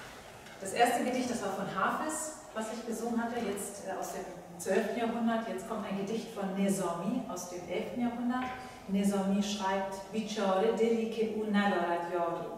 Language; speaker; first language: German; early bilingual, other home language; Persian